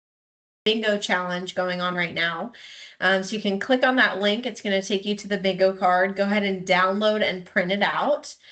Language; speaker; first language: English; native; English